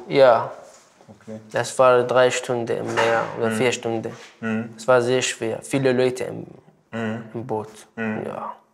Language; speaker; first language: German; non-native, learner; Arabic